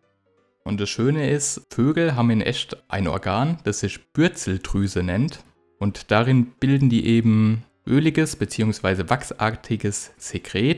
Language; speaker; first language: German; native; German